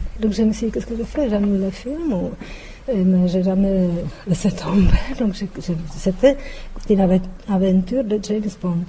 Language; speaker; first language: French; non-native, fluent; Czech